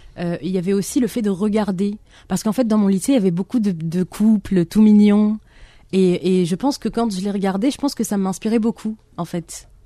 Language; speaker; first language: French; non-native, local second language; Arabic